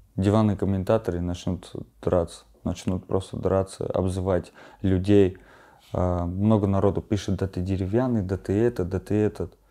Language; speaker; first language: Russian; non-native, fluent; Armenian